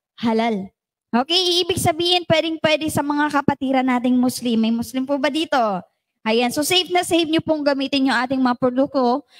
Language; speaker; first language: Filipino; non-native, local second language; Bikol